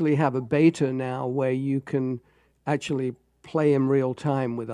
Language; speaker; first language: English; native; English